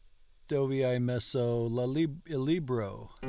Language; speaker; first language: Italian; non-native, learner; English